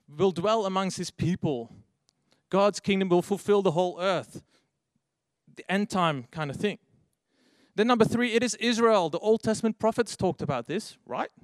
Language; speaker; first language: English; non-native, fluent; Dutch